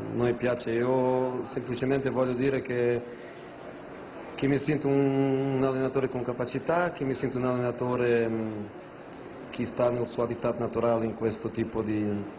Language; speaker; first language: Italian; non-native, fluent; Portuguese